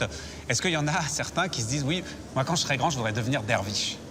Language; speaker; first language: French; native; French